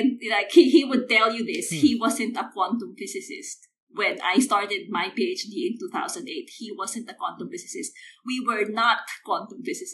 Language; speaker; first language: English; non-native, local second language; Filipino